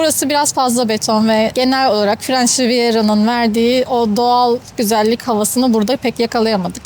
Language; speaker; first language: Turkish; native; Turkish